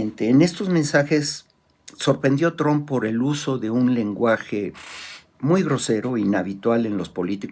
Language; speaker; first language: Spanish; native; Spanish